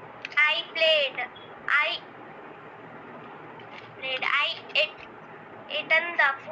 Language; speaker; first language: English; non-native, learner; Hindi